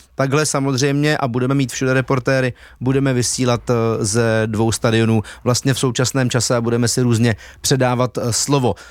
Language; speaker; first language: Czech; native; Czech